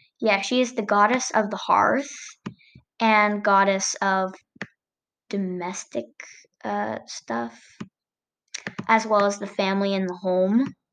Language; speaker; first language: English; native; English